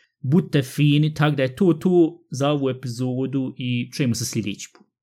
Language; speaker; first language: Bosnian; early bilingual, heritage; Bosnian